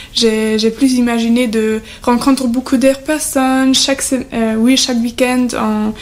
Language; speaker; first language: French; non-native, learner; German